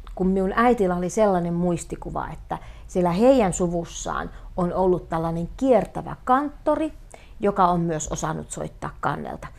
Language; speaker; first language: Finnish; native; Finnish